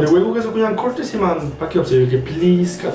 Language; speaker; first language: Korean; non-native, fluent; Spanish